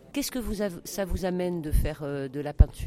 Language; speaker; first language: French; native; French